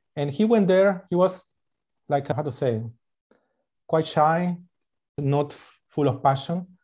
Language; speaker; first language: English; non-native, fluent; Spanish